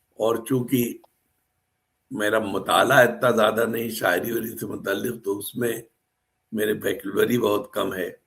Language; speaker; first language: Urdu; native; Urdu